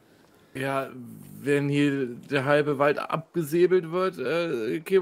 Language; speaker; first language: German; native; German